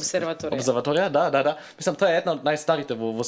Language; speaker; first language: Macedonian; non-native, learner; German